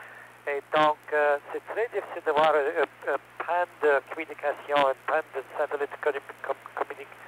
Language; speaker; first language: French; non-native, learner; English